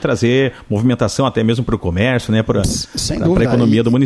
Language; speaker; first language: Portuguese; native; Portuguese